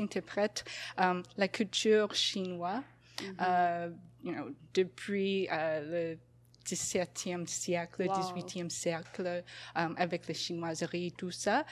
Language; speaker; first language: French; non-native, fluent; English